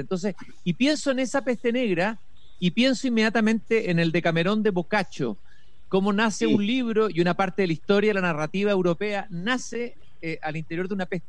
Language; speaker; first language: Spanish; native; Spanish